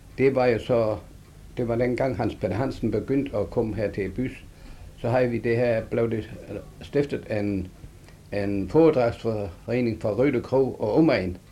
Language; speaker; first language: Danish; native; Danish